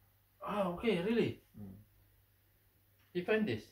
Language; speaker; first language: English; non-native, local second language; Filipino